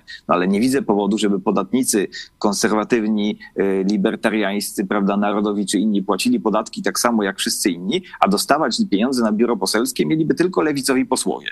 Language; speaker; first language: Polish; native; Polish